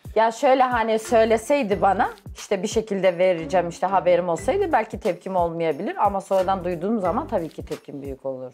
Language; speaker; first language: Turkish; native; Turkish